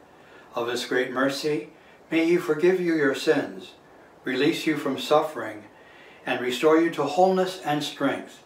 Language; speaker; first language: English; native; English